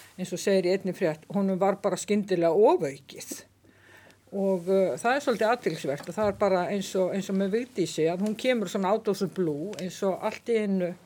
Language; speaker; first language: Icelandic; native; Icelandic